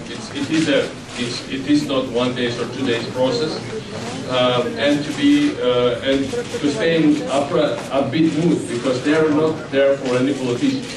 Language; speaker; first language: English; non-native, fluent; Georgian